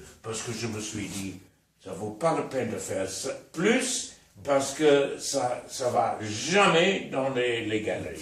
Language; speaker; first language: French; non-native, fluent; English